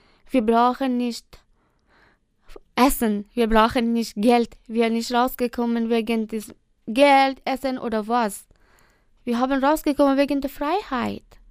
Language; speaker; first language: German; non-native, learner; Persian